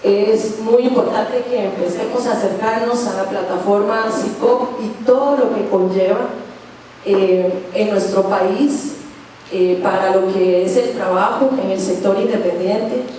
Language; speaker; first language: Spanish; native; Spanish